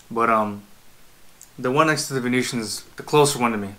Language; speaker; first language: English; native; English